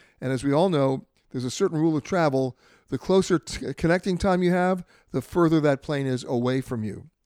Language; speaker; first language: English; native; English